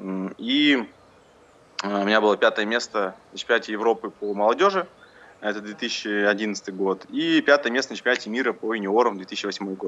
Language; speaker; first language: Russian; native; Russian